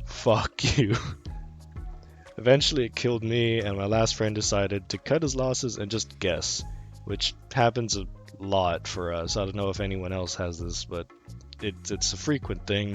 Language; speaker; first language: English; native; English